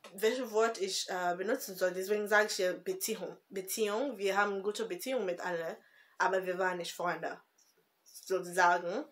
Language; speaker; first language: German; non-native, learner; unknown